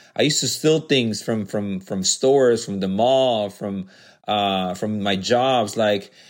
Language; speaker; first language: English; early bilingual, other home language; Spanish